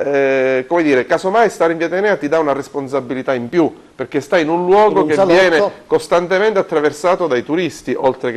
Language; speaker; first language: Italian; native; Italian